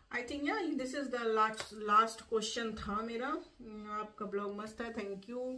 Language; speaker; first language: Hindi; native; Hindi